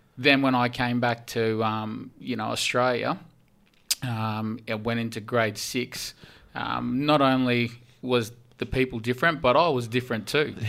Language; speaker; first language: English; early bilingual, heritage; English